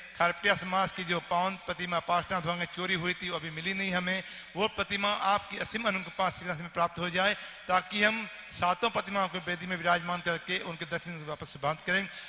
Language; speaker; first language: Hindi; native; Hindi